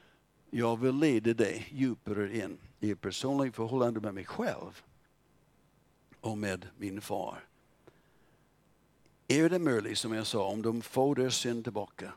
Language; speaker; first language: Swedish; non-native, fluent; English